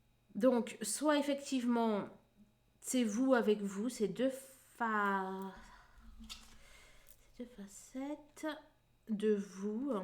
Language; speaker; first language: French; native; French